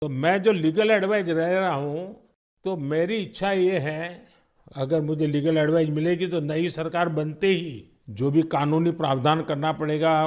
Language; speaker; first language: Hindi; non-native, local second language; Gujarati